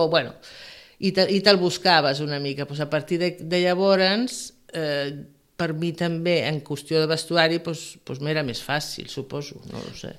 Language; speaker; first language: Catalan; non-native, local second language; Spanish